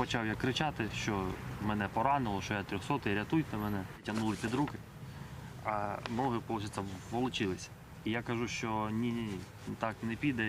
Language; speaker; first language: Ukrainian; native; Ukrainian